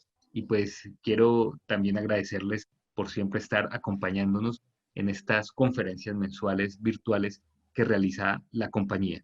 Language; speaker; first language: Spanish; native; Spanish